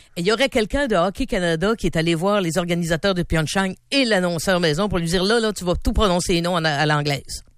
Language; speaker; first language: French; native; French